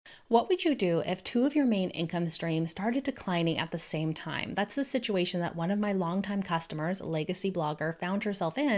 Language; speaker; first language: English; native; English